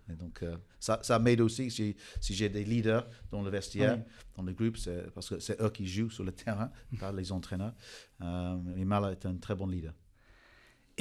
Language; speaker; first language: French; non-native, fluent; English